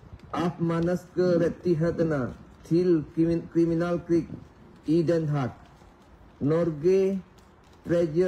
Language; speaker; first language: Norwegian; non-native, learner; Achinese